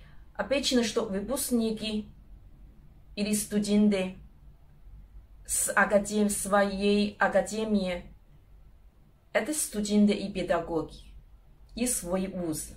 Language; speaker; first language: Russian; non-native, learner; Chinese